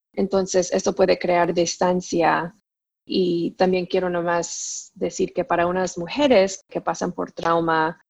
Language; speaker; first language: Spanish; early bilingual, heritage; Spanish